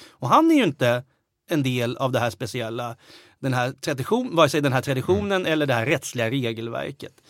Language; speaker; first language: Swedish; native; Swedish